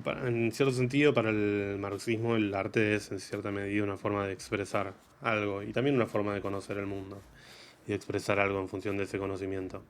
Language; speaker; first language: Spanish; native; Spanish